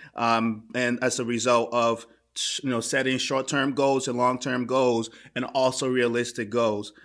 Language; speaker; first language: English; native; English